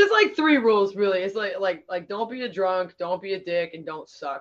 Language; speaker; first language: English; native; English